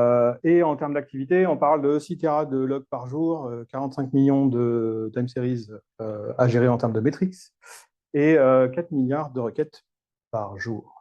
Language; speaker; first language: French; native; French